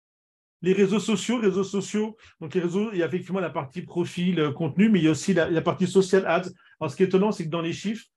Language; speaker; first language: French; native; French